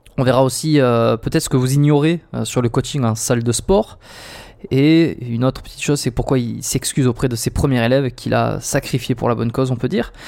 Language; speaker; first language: French; native; French